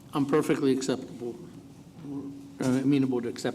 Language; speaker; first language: English; native; English